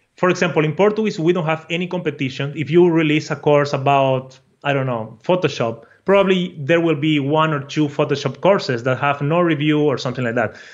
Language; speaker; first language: English; non-native, fluent; Portuguese